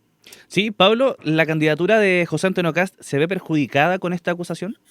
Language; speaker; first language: Spanish; native; Spanish